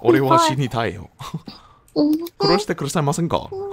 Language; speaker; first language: Japanese; non-native, learner; English